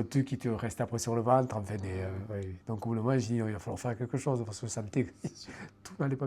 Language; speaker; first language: French; native; French